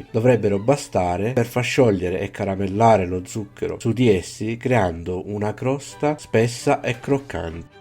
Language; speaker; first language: Italian; native; Italian